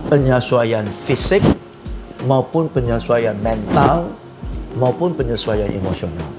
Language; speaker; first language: Indonesian; non-native, fluent; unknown